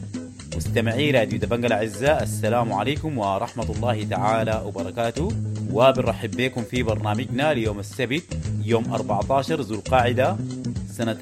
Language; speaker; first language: Arabic; native; Arabic